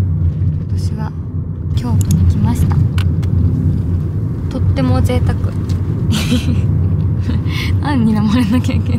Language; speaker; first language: Japanese; native; Japanese